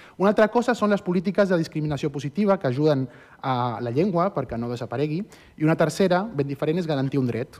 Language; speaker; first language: Catalan; early bilingual, other home language; Spanish